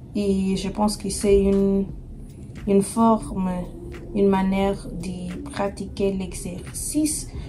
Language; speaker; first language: French; non-native, learner; Portuguese